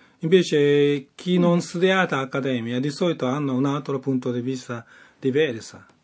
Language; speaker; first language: Italian; non-native, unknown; Japanese